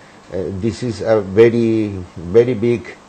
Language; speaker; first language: English; non-native, learner; Spanish